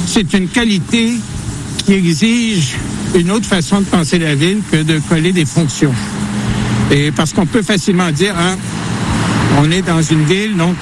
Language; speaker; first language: French; native; French